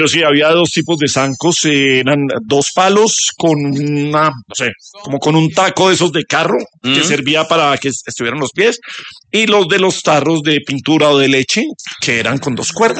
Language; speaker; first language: Spanish; native; Spanish